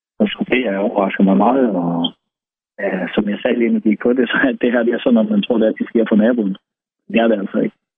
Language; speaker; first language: Danish; native; Danish